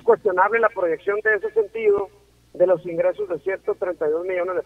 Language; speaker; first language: Spanish; native; Spanish